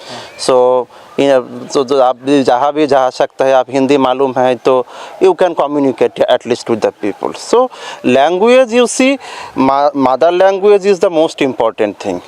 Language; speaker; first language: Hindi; non-native, local second language; Bangla